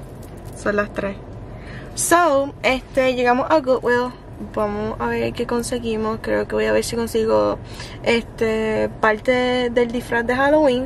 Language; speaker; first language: Spanish; early bilingual, heritage; Spanish